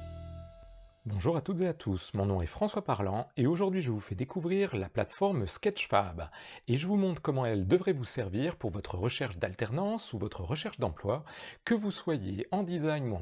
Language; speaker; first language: French; native; French